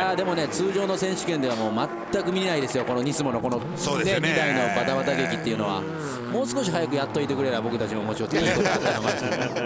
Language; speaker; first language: Japanese; native; Japanese